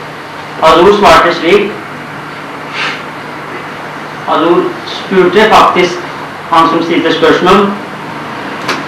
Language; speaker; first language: Norwegian; non-native, fluent; Urdu